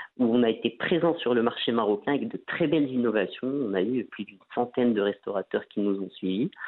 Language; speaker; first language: French; non-native, local second language; Arabic